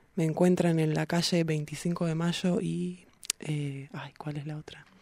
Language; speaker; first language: Spanish; native; Spanish